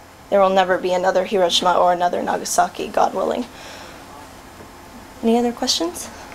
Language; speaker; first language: English; native; English